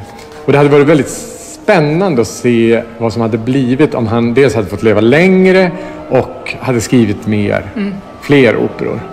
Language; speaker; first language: Swedish; native; Swedish